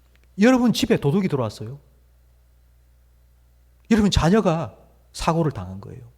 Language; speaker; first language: Korean; native; Korean